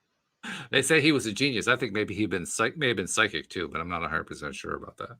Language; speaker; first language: English; native; English